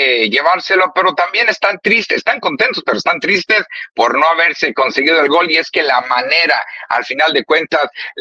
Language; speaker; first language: Spanish; native; Spanish